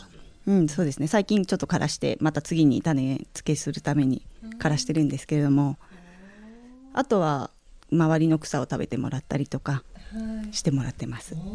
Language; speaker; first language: Japanese; native; Japanese